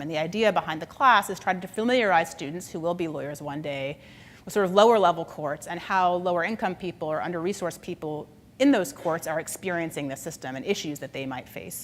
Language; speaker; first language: English; native; English